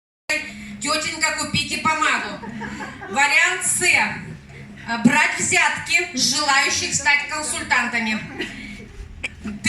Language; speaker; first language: Russian; native; Russian